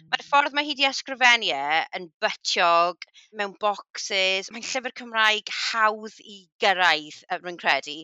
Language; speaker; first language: Welsh; native; Welsh